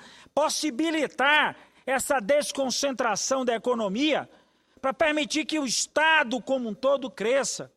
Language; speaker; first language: Portuguese; native; Portuguese